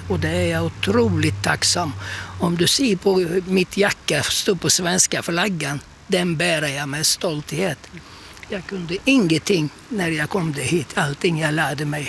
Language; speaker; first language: Swedish; non-native, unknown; Turkish